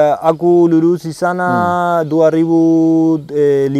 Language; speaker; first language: Indonesian; non-native, learner; Spanish